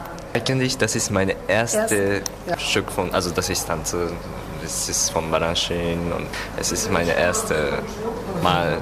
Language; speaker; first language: German; non-native, learner; Japanese